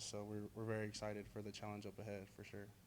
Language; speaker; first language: English; native; English